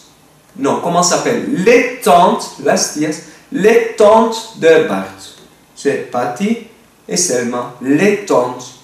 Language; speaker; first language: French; non-native, fluent; Spanish